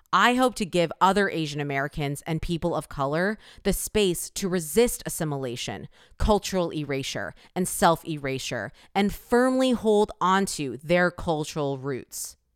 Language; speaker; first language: English; early bilingual, other home language; Korean